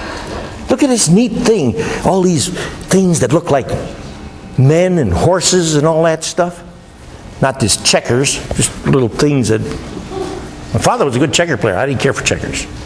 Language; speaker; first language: English; native; English